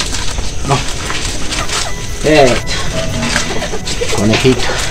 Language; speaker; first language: Spanish; native; Spanish